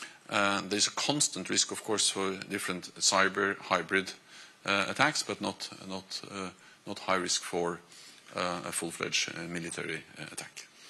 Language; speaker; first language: English; non-native, fluent; Norwegian